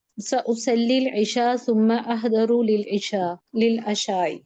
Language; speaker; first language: Arabic; non-native, learner; Urdu